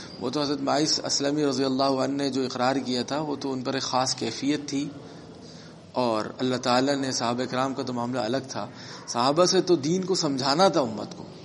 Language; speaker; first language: Urdu; native; Urdu